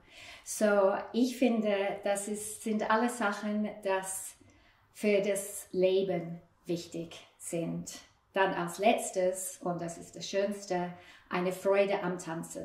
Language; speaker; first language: German; non-native, fluent; English